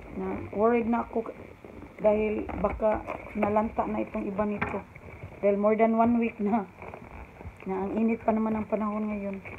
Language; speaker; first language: Filipino; non-native, local second language; Cebuano